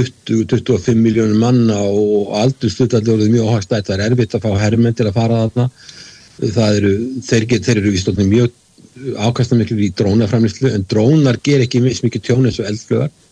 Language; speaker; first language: Icelandic; native; Icelandic